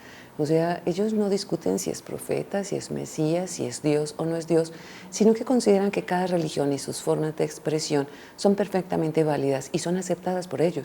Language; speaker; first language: Spanish; native; Spanish